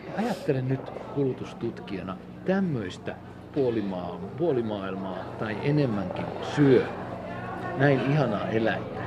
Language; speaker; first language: Finnish; native; Finnish